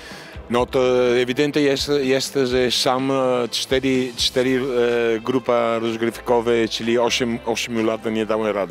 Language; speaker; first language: Polish; non-native, learner; Italian